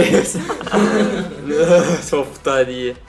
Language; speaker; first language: Portuguese; native; Portuguese